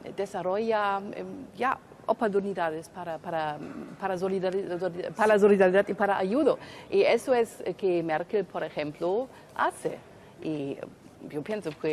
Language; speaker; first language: Spanish; non-native, fluent; German